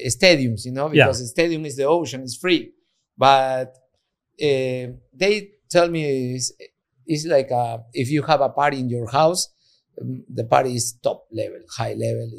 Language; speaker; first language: English; non-native, learner; Spanish